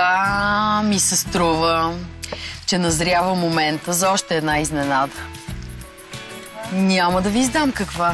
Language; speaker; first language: Bulgarian; native; Bulgarian